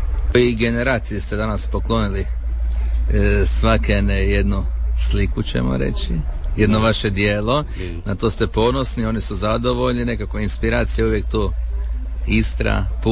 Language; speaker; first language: Serbian; native; Serbian